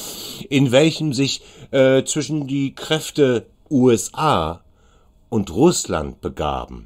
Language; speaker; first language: German; native; German